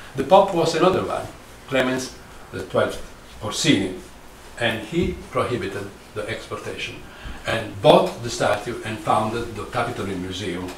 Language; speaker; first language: English; non-native, fluent; Italian